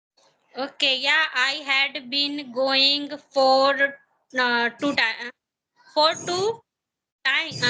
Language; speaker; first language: English; non-native, learner; Hindi